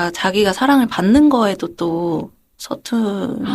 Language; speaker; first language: Korean; native; Korean